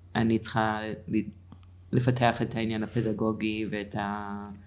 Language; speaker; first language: Hebrew; non-native, fluent; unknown